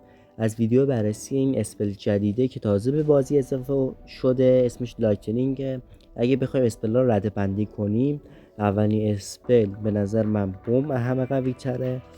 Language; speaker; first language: Persian; native; Persian